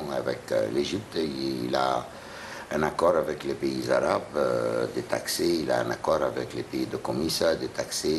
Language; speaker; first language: French; non-native, fluent; Arabic